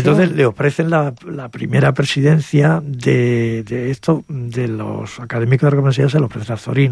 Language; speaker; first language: Spanish; native; Spanish